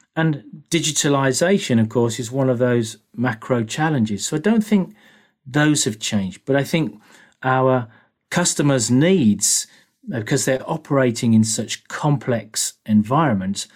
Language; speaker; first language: English; native; English